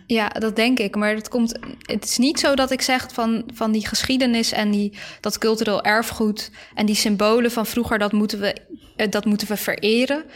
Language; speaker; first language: Dutch; early bilingual, other home language; Bosnian